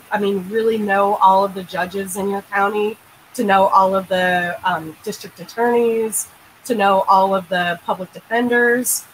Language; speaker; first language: English; native; English